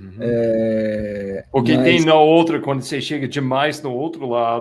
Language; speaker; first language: Portuguese; non-native, fluent; English